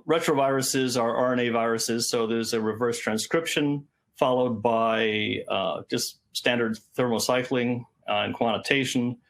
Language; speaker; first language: English; native; English